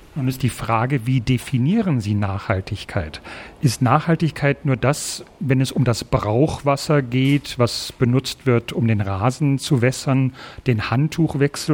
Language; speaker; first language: German; native; German